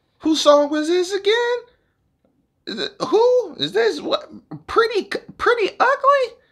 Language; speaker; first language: English; native; English